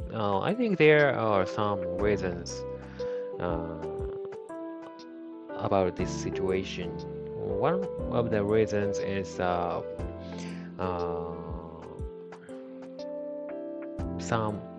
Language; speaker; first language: English; non-native, learner; Japanese